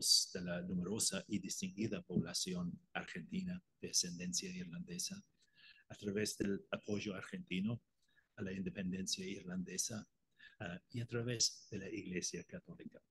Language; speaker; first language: Spanish; non-native, fluent; Irish